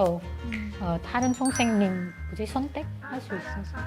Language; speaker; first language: Korean; non-native, fluent; Indonesian